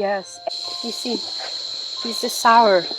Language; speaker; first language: English; non-native, fluent; Vietnamese